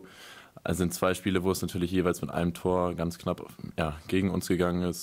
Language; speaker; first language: German; native; German